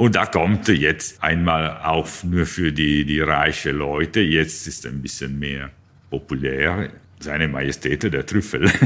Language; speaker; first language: German; non-native, learner; Italian